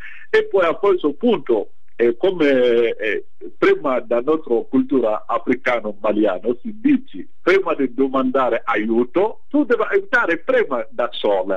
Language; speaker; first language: Italian; non-native, fluent; Bambara